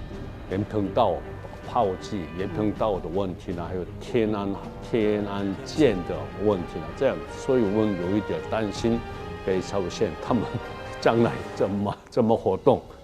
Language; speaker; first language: Chinese; non-native, learner; Korean